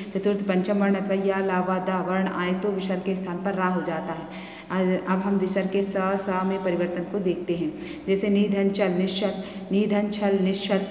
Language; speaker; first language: Hindi; native; Hindi